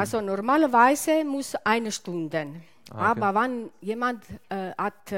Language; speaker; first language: German; non-native, learner; Italian